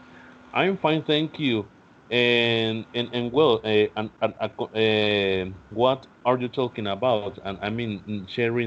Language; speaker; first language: English; non-native, learner; Spanish